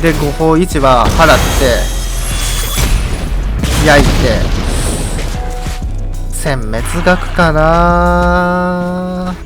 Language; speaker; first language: Japanese; native; Japanese